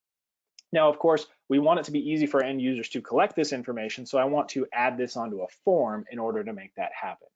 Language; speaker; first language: English; native; English